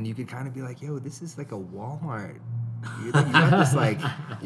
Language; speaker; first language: English; native; English